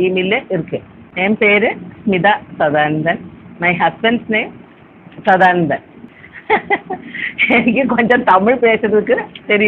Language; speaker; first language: Tamil; non-native, learner; Malayalam